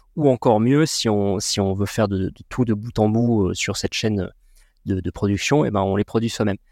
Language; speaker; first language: French; native; French